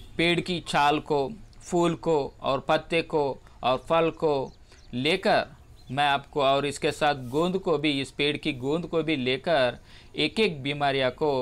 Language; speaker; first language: Hindi; non-native, local second language; Telugu